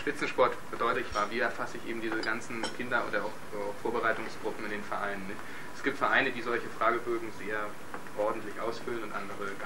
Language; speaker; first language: German; native; German